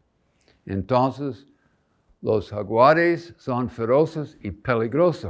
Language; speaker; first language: Spanish; non-native, fluent; English